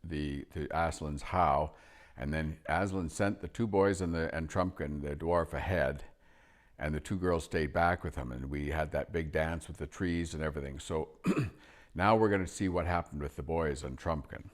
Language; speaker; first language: English; native; English